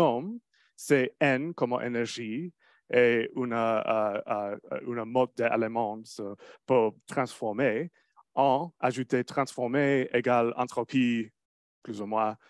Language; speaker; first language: French; non-native, learner; English